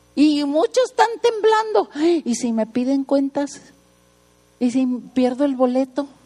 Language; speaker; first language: Spanish; native; Spanish